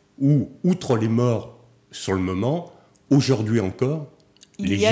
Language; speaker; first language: French; native; French